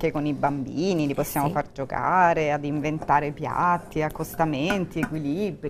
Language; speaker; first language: Italian; native; Italian